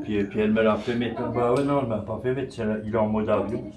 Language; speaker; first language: French; native; French